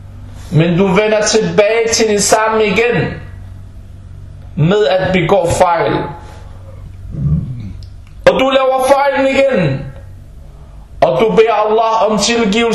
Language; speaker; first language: Danish; early bilingual, other home language; Arabic